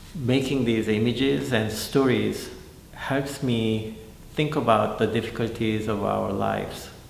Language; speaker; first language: English; non-native, fluent; Korean